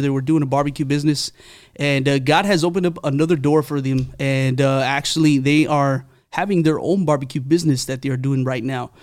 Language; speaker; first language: English; early bilingual, other home language; Spanish